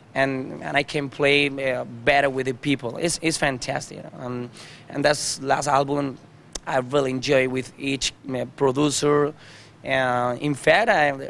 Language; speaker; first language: English; non-native, learner; Spanish